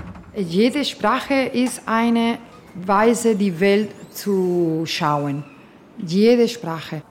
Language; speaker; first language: German; non-native, fluent; Spanish